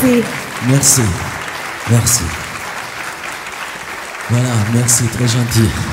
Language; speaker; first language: French; non-native, learner; Italian